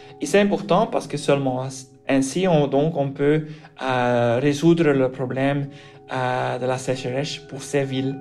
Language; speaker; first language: French; non-native, local second language; Dutch